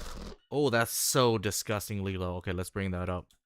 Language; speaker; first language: English; native; English